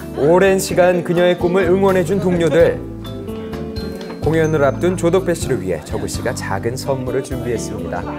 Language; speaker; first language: Korean; native; Korean